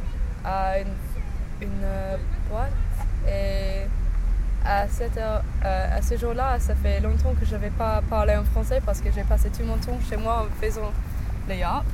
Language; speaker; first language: French; non-native, fluent; English